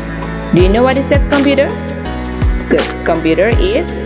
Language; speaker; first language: English; non-native, fluent; Indonesian